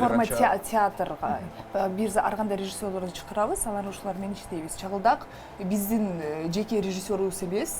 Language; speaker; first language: Kyrgyz; non-native, local second language; Russian